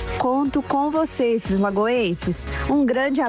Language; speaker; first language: Portuguese; native; Portuguese